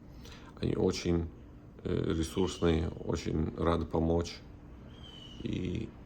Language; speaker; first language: Russian; early bilingual, heritage; Russian